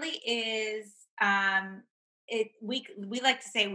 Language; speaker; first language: English; native; English